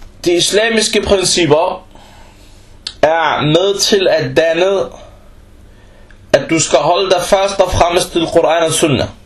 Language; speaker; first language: Danish; non-native, fluent; Arabic